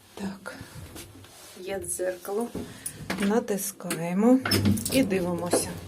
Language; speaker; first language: Ukrainian; non-native, local second language; Russian